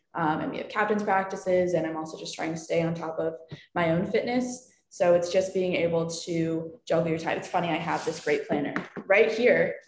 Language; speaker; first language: English; native; English